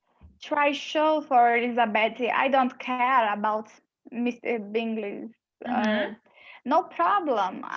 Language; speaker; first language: English; non-native, learner; Portuguese